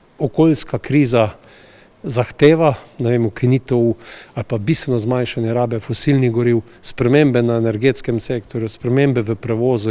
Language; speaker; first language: Slovenian; native; Slovenian